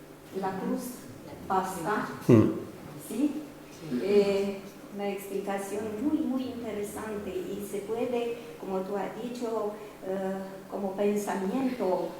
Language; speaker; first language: Spanish; non-native, fluent; Romanian